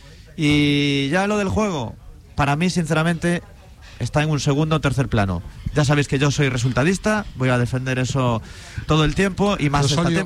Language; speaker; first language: Spanish; native; Spanish